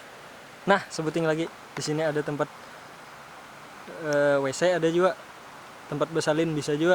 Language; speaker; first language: Indonesian; non-native, local second language; Banjar